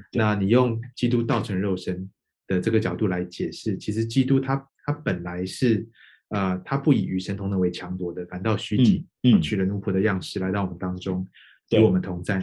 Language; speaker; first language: Chinese; native; Chinese